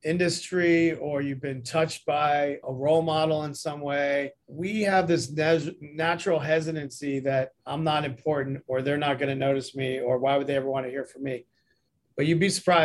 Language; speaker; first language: English; native; English